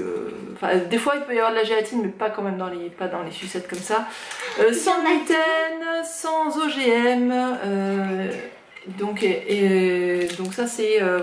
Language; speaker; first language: French; native; French